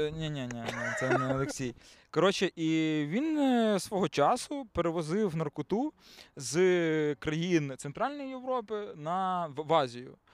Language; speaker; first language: Ukrainian; native; Ukrainian